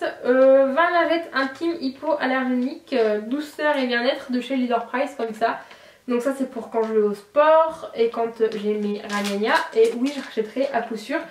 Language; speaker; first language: French; native; French